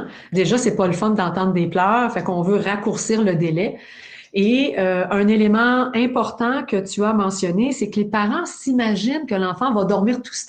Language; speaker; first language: French; native; French